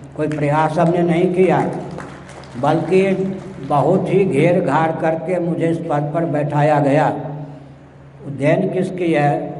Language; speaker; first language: Hindi; non-native, local second language; Maithili